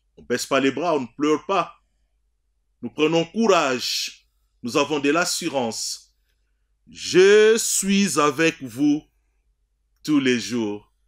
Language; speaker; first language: French; non-native, local second language; Swahili